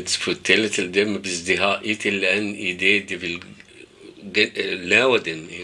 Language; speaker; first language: Danish; non-native, fluent; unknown